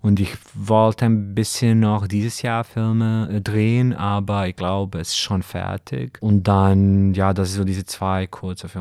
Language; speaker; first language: German; non-native, fluent; Serbian